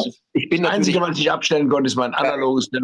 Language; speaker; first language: German; native; German